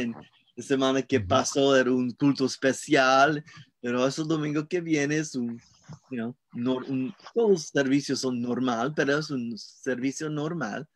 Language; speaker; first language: Spanish; non-native, learner; English